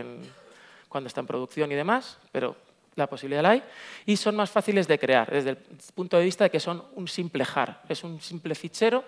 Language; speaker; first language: Spanish; native; Spanish